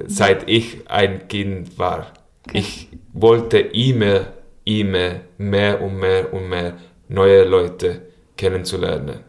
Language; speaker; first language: German; non-native, learner; Spanish